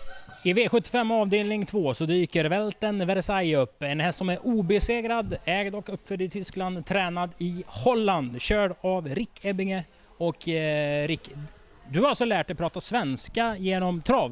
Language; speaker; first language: Swedish; native; Swedish